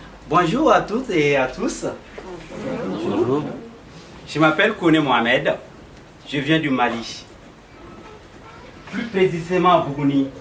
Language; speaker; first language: French; non-native, local second language; Bambara